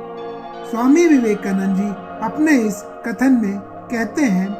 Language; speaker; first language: Hindi; native; Hindi